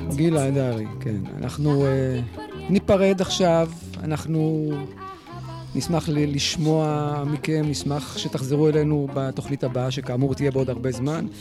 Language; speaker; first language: Hebrew; native; Hebrew